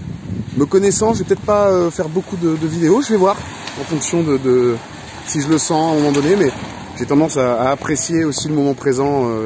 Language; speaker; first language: French; native; French